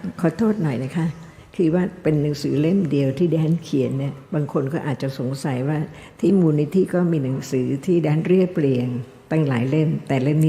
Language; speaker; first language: Thai; native; Thai